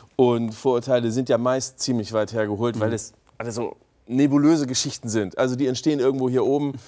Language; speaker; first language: German; native; German